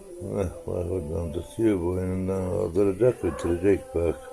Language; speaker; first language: Turkish; native; Turkish